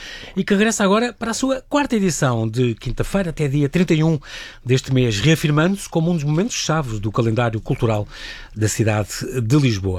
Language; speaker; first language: Portuguese; native; Portuguese